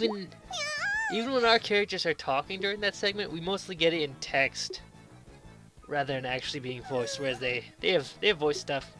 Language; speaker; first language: English; native; English